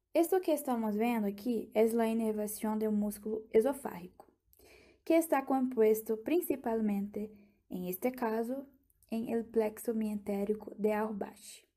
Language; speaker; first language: Portuguese; non-native, learner; Spanish